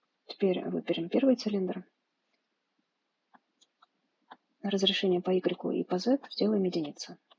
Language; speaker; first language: Russian; native; Russian